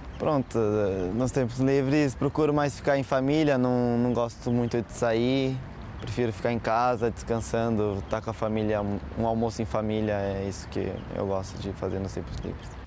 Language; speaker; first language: Portuguese; native; Portuguese